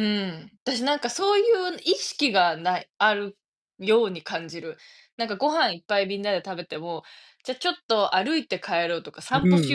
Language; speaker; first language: Japanese; native; Japanese